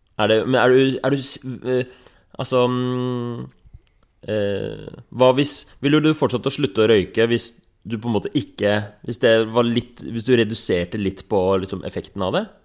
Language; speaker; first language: Norwegian; native; Norwegian